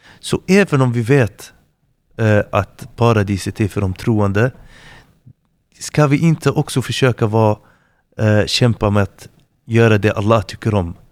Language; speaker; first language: Swedish; non-native, fluent; Arabic